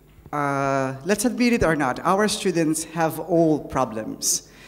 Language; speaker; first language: English; non-native, local second language; Filipino